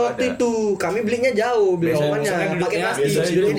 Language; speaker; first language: Indonesian; native; Indonesian